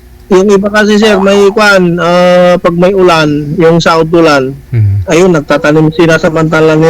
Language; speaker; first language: Filipino; non-native, local second language; Iloko